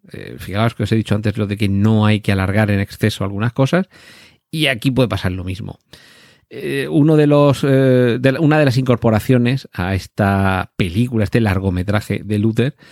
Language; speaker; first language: Spanish; native; Spanish